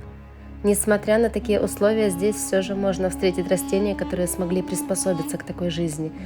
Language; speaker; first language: Russian; native; Russian